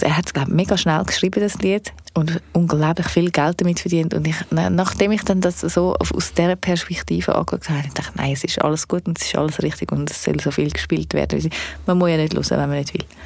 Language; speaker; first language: German; native; German